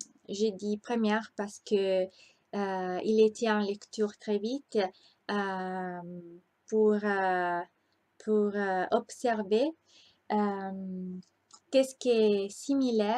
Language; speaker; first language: French; non-native, learner; Italian